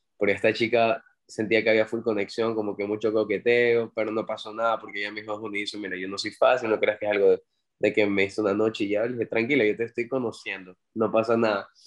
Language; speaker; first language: Spanish; native; Spanish